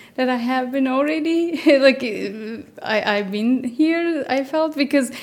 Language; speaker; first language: English; non-native, fluent; Turkish